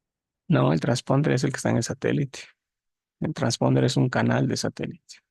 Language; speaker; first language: Spanish; native; Spanish